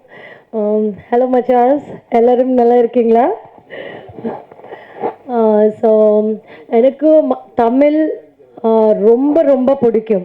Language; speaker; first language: Tamil; non-native, learner; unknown